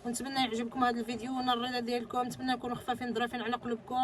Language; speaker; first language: Arabic; native; Arabic